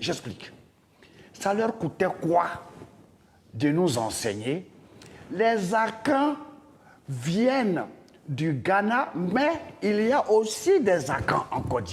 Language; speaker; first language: French; non-native, local second language; Dyula